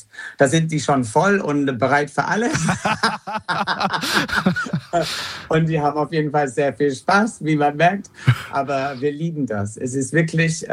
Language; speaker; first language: German; non-native, fluent; English